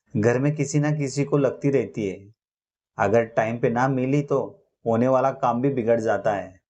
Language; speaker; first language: Hindi; non-native, local second language; Marathi